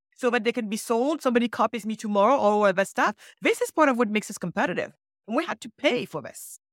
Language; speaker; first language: English; early bilingual, other home language; Wolof